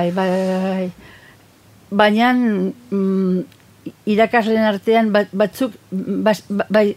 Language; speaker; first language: Basque; non-native, fluent; Catalan